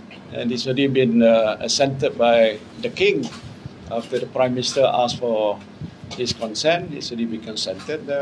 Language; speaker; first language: English; non-native, local second language; Malay